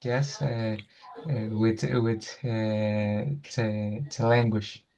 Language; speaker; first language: English; non-native, learner; Spanish